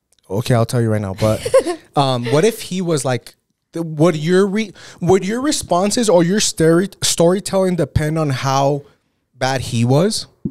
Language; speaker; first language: English; early bilingual, other home language; Spanish